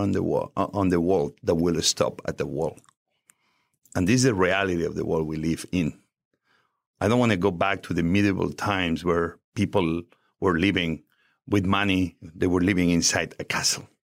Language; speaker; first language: English; non-native, fluent; Spanish